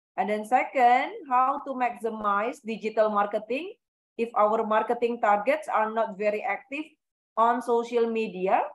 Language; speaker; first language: English; non-native, fluent; Indonesian